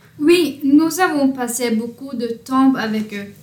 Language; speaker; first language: French; non-native, learner; Norwegian